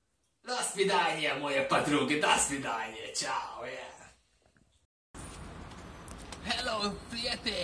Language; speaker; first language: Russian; non-native, learner; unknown